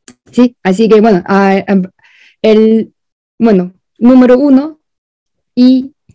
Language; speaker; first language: Spanish; non-native, fluent; Chinese